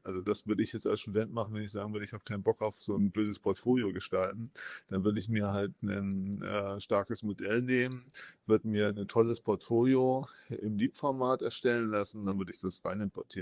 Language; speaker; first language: German; native; German